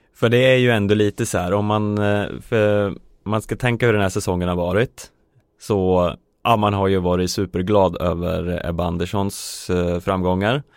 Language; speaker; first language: Swedish; native; Swedish